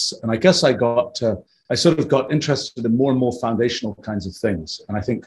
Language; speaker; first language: English; native; English